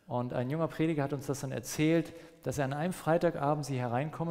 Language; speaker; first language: German; non-native, fluent; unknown